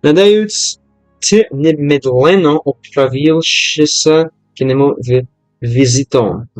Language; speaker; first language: Russian; non-native, learner; English